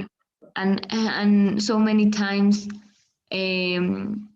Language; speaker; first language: English; non-native, learner; Spanish